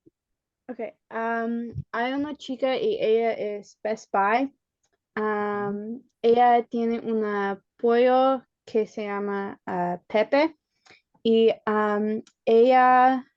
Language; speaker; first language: Spanish; non-native, learner; English